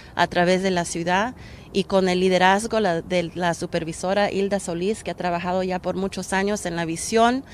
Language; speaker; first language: Spanish; early bilingual, heritage; Spanish